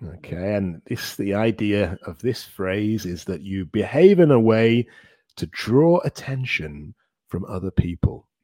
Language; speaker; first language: English; native; English